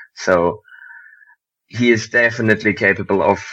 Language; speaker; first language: English; non-native, fluent; German